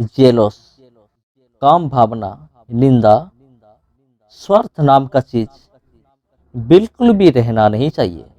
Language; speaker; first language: Hindi; non-native, local second language; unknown